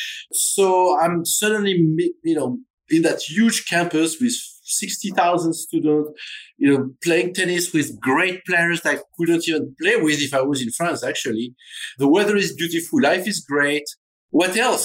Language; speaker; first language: English; non-native, fluent; French